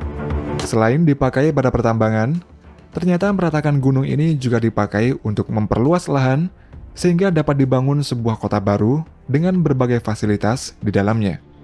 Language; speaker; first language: Indonesian; native; Indonesian